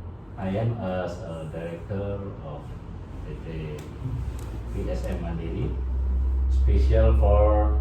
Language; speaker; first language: English; non-native, learner; Indonesian